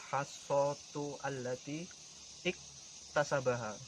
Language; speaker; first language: Arabic; non-native, learner; Indonesian